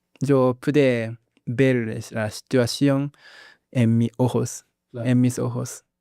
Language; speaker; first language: Spanish; non-native, learner; Japanese